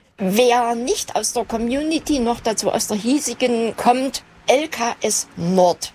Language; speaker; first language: German; native; German